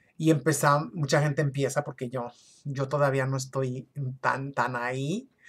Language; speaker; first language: Spanish; early bilingual, other home language; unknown